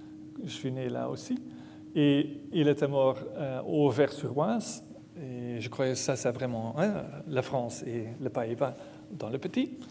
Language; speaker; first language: French; non-native, learner; Dutch